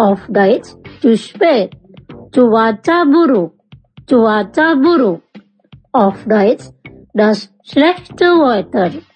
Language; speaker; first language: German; non-native, fluent; Indonesian